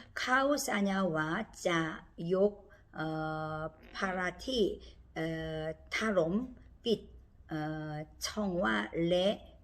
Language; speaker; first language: Thai; non-native, learner; Korean